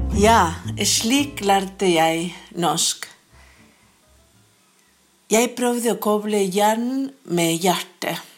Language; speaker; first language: Norwegian; non-native, fluent; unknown